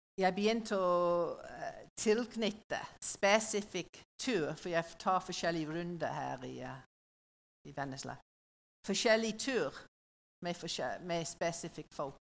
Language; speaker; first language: Norwegian; non-native, learner; English